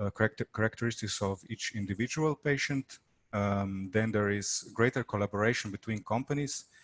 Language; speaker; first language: English; non-native, fluent; Slovenian